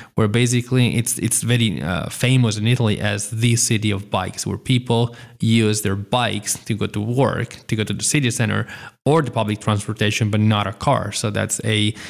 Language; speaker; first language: English; non-native, fluent; Italian